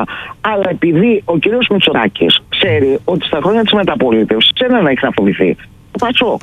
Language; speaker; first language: Greek; native; Greek